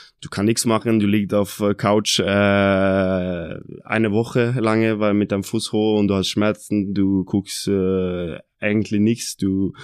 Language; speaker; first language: German; non-native, fluent; Norwegian